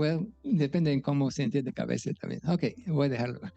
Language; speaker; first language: Spanish; non-native, fluent; English